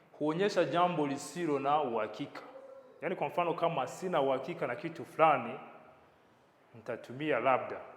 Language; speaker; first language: Swahili; non-native, local second language; Kinyarwanda